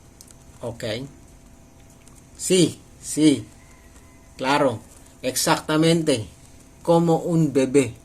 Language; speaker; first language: Spanish; non-native, learner; Filipino